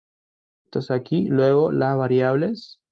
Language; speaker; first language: Spanish; native; Spanish